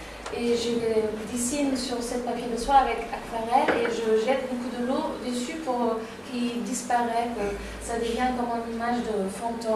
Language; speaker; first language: French; non-native, fluent; German